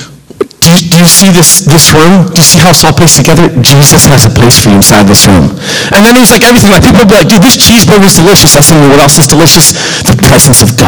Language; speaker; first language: English; native; English